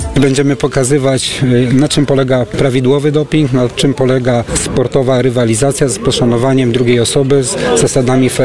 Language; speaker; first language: Polish; native; Polish